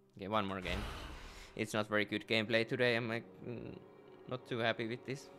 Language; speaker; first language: English; non-native, fluent; Finnish